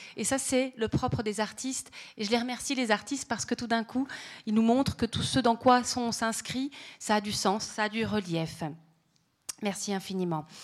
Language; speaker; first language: French; native; French